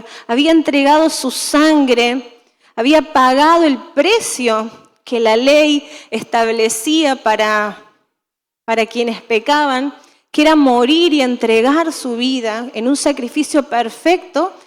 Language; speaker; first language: Spanish; native; Spanish